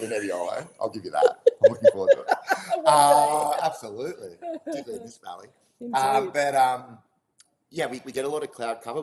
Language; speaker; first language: English; native; English